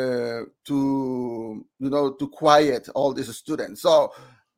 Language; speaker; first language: English; non-native, fluent; Spanish